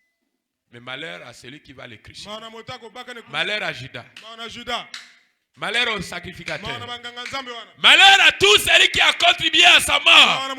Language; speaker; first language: French; non-native, local second language; Lingala